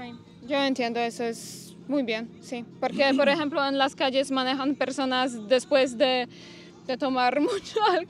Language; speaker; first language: Spanish; non-native, fluent; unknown